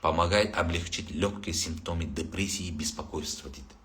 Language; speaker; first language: Russian; non-native, local second language; Kazakh